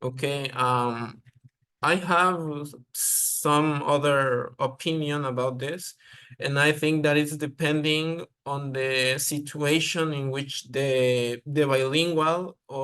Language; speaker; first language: English; non-native, learner; Spanish